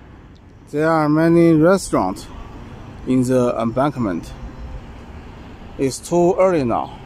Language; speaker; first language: English; non-native, learner; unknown